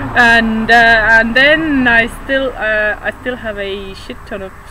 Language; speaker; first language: English; non-native, fluent; Estonian